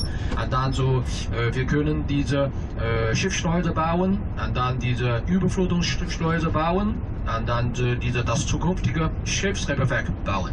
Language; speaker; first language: German; non-native, fluent; Chinese